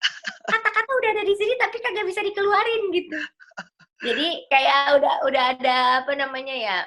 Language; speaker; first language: Indonesian; native; Indonesian